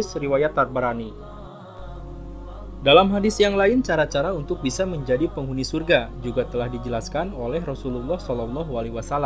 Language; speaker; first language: Indonesian; native; Indonesian